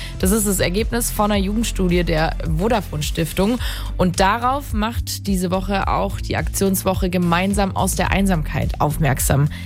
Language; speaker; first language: German; native; German